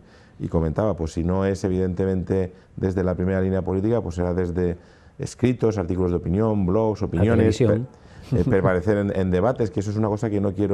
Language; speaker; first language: Spanish; native; Spanish